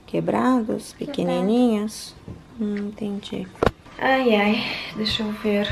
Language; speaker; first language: Portuguese; native; Portuguese